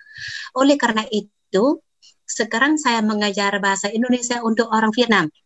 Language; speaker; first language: Indonesian; non-native, fluent; Vietnamese